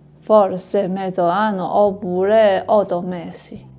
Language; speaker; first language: Italian; non-native, learner; Chinese